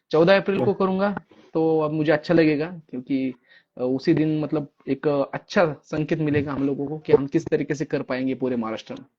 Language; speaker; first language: Hindi; non-native, local second language; Marathi